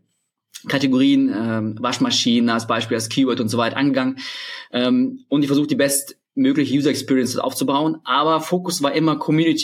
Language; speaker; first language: German; early bilingual, other home language; Russian